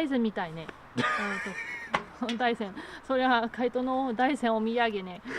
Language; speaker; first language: Japanese; non-native, learner; Spanish